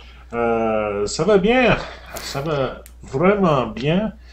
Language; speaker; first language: French; non-native, learner; English